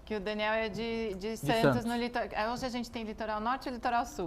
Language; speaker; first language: Portuguese; native; Portuguese